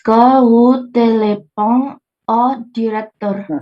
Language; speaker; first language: French; non-native, learner; Indonesian